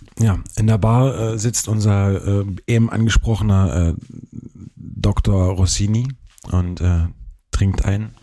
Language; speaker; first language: German; native; German